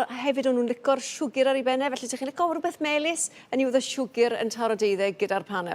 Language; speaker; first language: Welsh; native; Welsh